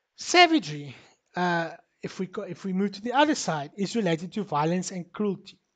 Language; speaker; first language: English; non-native, local second language; Afrikaans